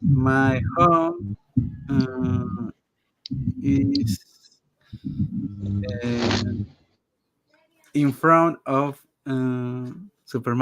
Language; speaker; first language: English; non-native, learner; Spanish